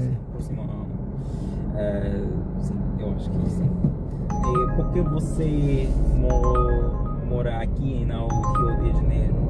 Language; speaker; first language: Portuguese; non-native, learner; English